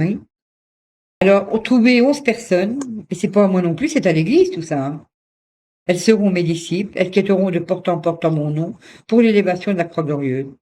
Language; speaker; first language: French; native; French